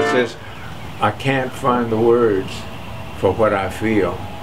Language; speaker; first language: English; early bilingual, other home language; Spanish